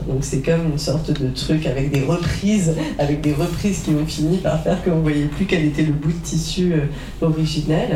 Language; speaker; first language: French; native; French